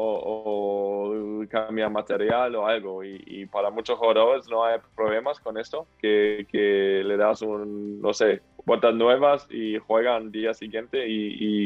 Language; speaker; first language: Spanish; non-native, fluent; German